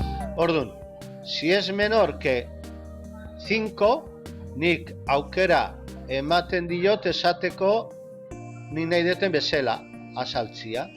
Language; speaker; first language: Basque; native; Basque